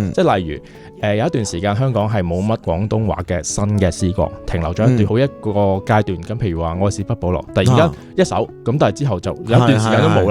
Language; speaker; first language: Cantonese; native; Cantonese